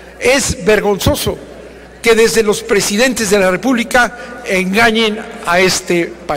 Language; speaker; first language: Spanish; native; Spanish